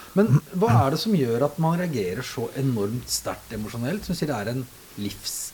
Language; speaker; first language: Norwegian; native; Norwegian